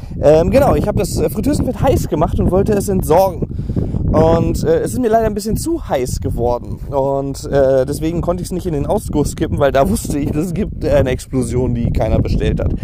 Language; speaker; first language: German; native; German